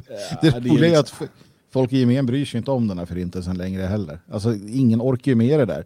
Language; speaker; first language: Swedish; native; Swedish